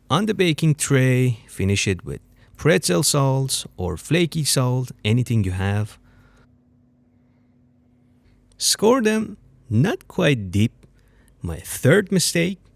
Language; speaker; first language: English; non-native, fluent; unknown